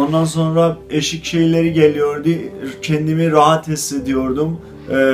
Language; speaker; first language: Turkish; non-native, fluent; Azerbaijani